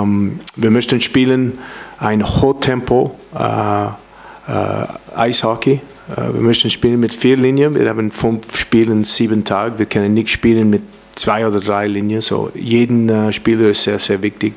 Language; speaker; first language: German; non-native, learner; English